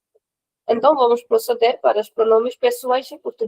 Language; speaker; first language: Portuguese; non-native, fluent; Hindi